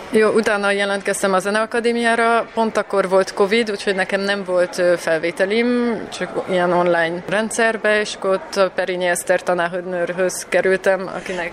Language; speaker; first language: Hungarian; early bilingual, heritage; Hungarian